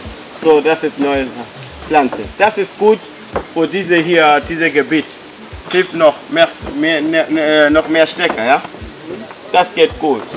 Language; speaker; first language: German; non-native, learner; Swahili